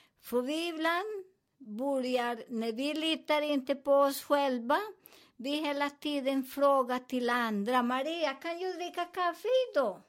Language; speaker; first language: Swedish; non-native, fluent; Spanish